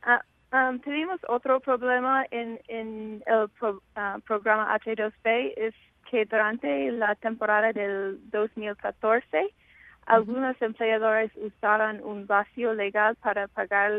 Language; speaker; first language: Spanish; non-native, fluent; English